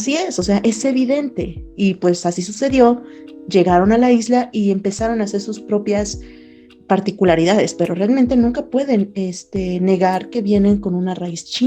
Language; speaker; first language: Spanish; native; Spanish